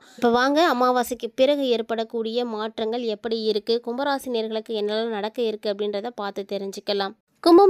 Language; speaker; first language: Tamil; native; Tamil